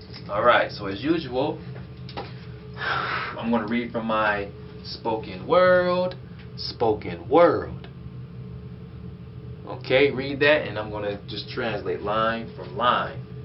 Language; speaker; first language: English; native; English